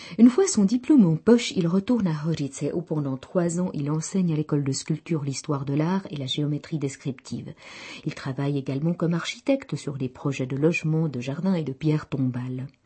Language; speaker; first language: French; non-native, fluent; Czech